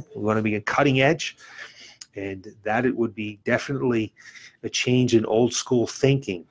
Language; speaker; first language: English; native; English